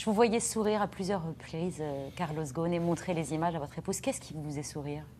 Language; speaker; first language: French; native; French